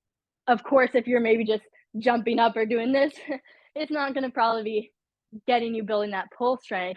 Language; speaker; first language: English; native; English